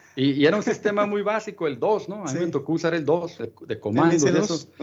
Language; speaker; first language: Spanish; native; Spanish